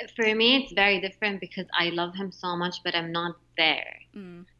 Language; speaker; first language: English; non-native, fluent; Arabic